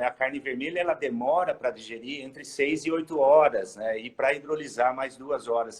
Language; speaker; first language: Portuguese; native; Portuguese